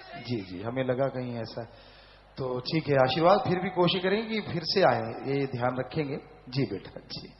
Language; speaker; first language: Hindi; non-native, local second language; Punjabi